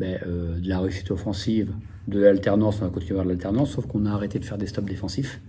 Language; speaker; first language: French; native; French